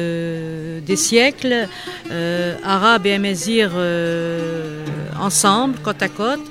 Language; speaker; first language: French; non-native, local second language; Kabyle